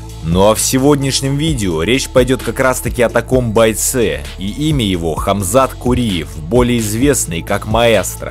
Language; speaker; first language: Russian; native; Russian